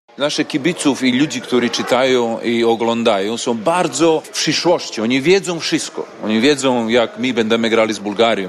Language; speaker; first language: Polish; non-native, learner; Serbian